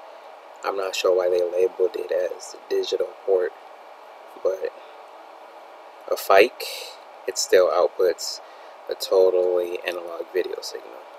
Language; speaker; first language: English; native; English